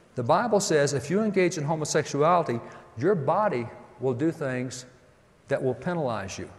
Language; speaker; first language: English; native; English